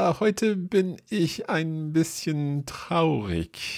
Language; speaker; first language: German; non-native, fluent; English